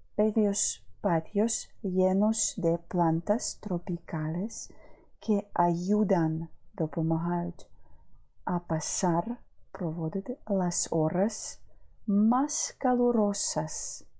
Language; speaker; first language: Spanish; non-native, fluent; Ukrainian